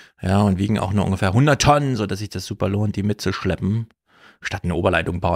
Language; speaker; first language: German; native; German